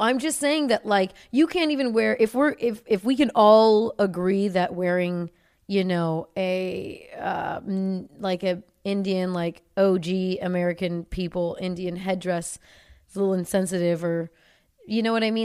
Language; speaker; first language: English; native; English